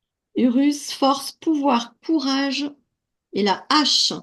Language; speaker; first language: French; native; French